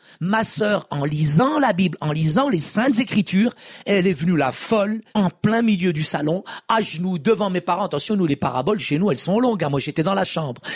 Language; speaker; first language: French; early bilingual, other home language; Arabic